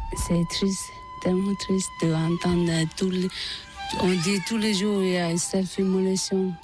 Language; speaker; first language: French; non-native, learner; Tibetan